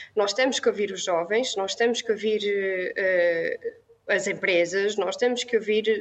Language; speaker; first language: Portuguese; native; Portuguese